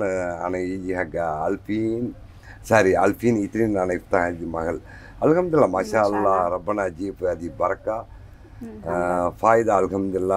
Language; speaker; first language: Arabic; non-native, learner; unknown